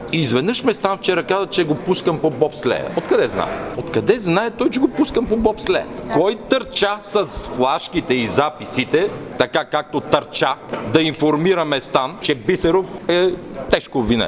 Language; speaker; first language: Bulgarian; native; Bulgarian